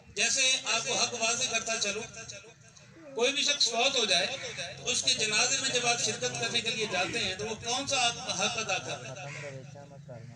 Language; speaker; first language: Urdu; non-native, local second language; Punjabi